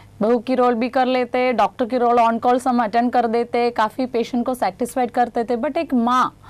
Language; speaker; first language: Hindi; non-native, local second language; Gujarati